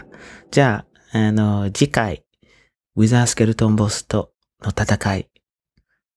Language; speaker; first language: Japanese; non-native, learner; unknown